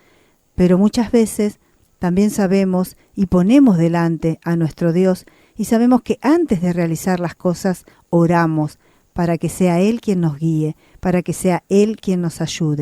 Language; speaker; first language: Spanish; native; Spanish